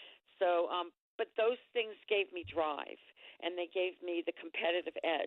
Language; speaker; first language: English; native; English